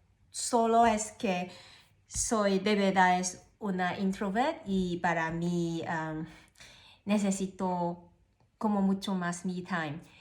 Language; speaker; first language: Spanish; non-native, learner; Cantonese